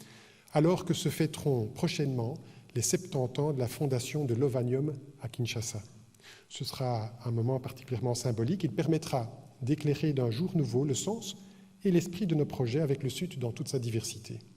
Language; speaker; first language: French; native; French